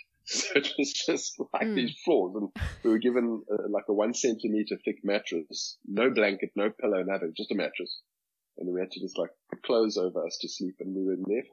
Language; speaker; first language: English; native; English